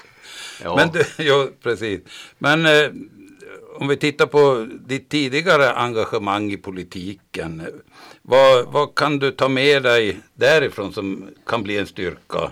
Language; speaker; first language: Swedish; native; Swedish